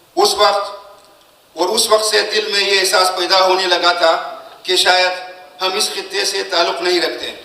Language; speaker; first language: Urdu; non-native, local second language; Hazaragi